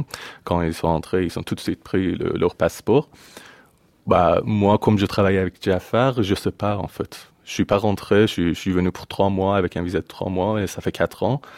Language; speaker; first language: French; non-native, fluent; Persian